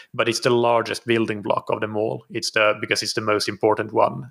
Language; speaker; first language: English; non-native, fluent; Finnish